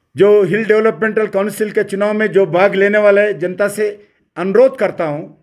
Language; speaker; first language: Hindi; non-native, local second language; Telugu